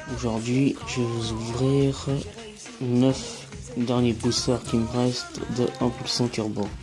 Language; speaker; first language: French; native; French